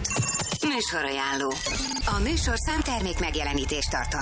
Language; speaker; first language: Hungarian; native; Hungarian